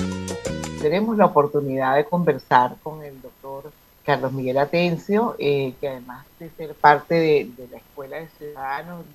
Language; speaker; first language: Spanish; native; Spanish